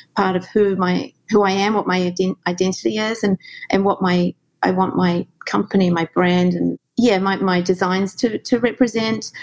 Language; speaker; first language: English; native; English